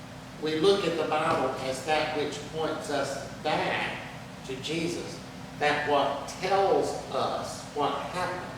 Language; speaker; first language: English; native; English